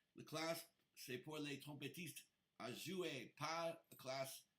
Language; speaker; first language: French; non-native, learner; English